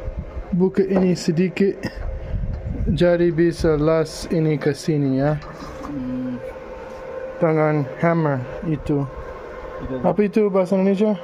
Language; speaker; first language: Indonesian; non-native, learner; English